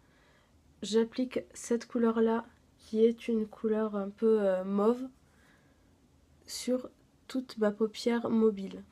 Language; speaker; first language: French; native; French